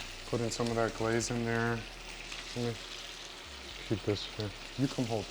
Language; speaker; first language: English; native; English